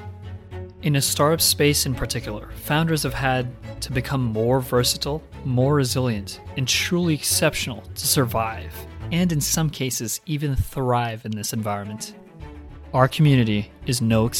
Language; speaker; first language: English; non-native, local second language; Filipino